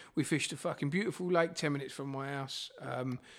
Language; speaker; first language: English; native; English